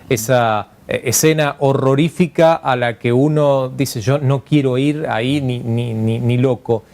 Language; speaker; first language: Spanish; native; Spanish